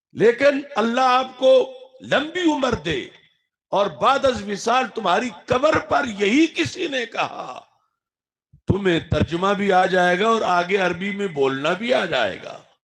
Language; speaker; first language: Urdu; non-native, local second language; Punjabi